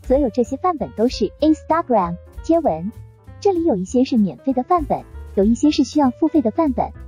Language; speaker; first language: Chinese; native; Chinese